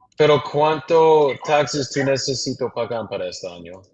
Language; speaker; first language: Spanish; non-native, learner; English